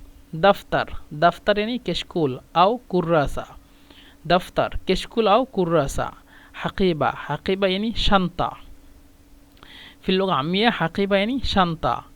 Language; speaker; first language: Arabic; non-native, fluent; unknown